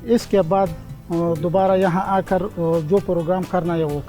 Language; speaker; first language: Hindi; non-native, local second language; Pashto